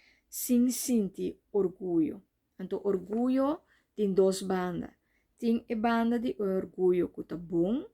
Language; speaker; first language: Portuguese; non-native, learner; Papiamento